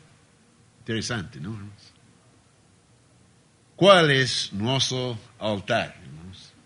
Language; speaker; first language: Spanish; non-native, learner; Portuguese